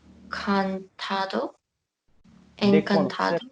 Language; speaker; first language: Spanish; non-native, learner; Korean